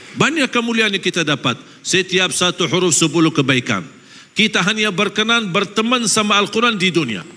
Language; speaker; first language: Malay; non-native, fluent; Arabic